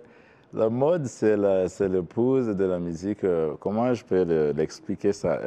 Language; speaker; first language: French; non-native, learner; Kinyarwanda